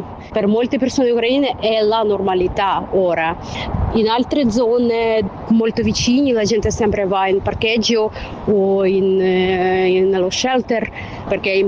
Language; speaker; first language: Italian; non-native, fluent; Ukrainian